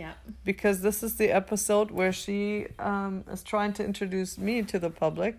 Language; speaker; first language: English; non-native, fluent; German